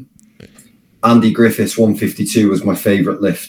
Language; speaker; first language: English; native; English